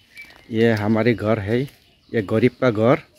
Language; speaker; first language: Hindi; non-native, local second language; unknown